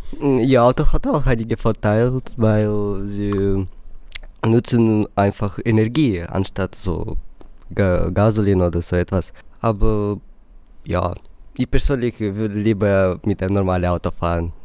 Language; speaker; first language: German; early bilingual, other home language; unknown